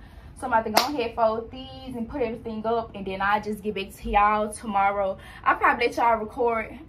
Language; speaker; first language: English; native; English